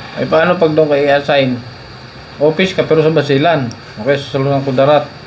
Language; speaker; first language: Filipino; native; Filipino